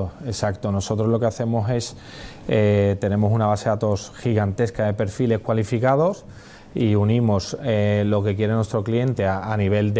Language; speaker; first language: Spanish; native; Spanish